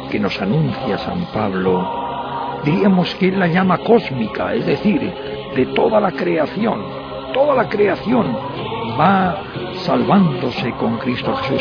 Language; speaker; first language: Spanish; native; Spanish